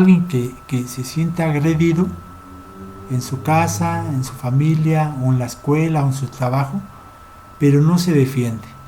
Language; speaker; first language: Spanish; native; Spanish